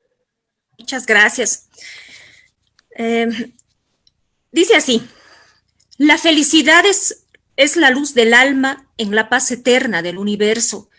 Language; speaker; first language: Spanish; native; Spanish